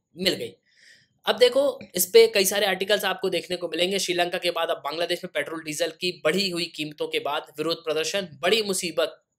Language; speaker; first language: Hindi; native; Hindi